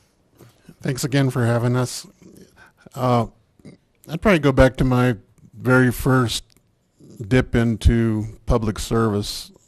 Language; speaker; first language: English; native; English